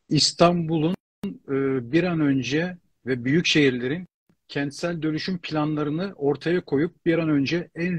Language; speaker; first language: Turkish; native; Turkish